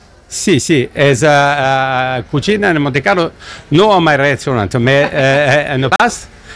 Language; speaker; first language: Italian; non-native, learner; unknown